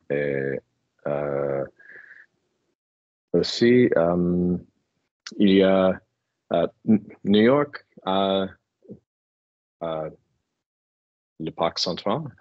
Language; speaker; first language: French; non-native, fluent; English